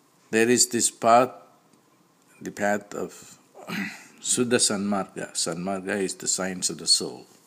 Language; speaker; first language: English; non-native, local second language; Tamil